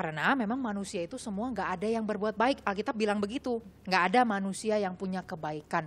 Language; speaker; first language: Indonesian; native; Indonesian